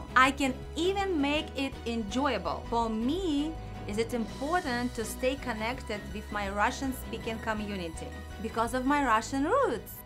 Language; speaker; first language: English; non-native, fluent; Russian